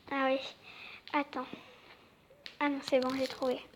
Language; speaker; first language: French; native; French